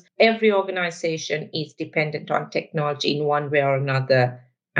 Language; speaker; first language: English; non-native, local second language; Sinhala